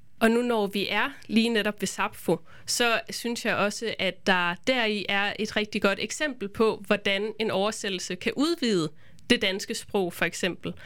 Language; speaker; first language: Danish; native; Danish